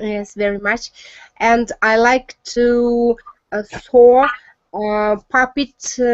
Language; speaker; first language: English; non-native, learner; Russian